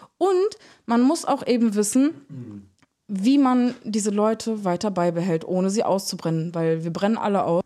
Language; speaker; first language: German; early bilingual, other home language; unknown